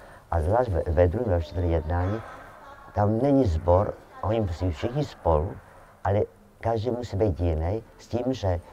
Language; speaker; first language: Czech; non-native, fluent; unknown